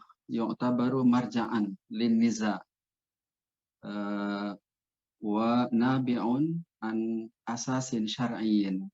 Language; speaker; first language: Arabic; non-native, fluent; Indonesian